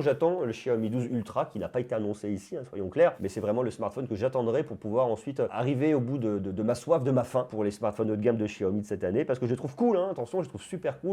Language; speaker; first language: French; native; French